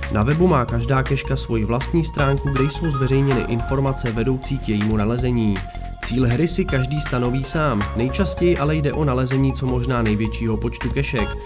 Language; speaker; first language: Czech; native; Czech